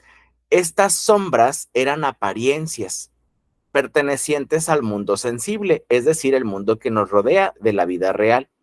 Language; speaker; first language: Spanish; native; Spanish